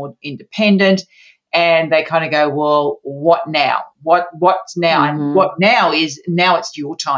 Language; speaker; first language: English; native; English